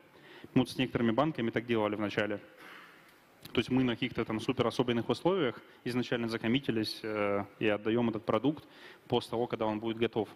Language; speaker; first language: Russian; native; Russian